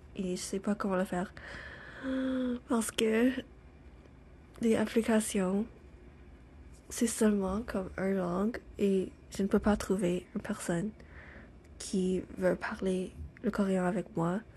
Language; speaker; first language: French; non-native, learner; English